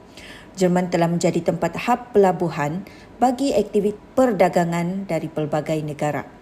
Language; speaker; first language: Malay; native; Malay